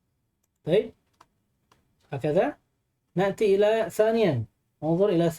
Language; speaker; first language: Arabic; non-native, fluent; Indonesian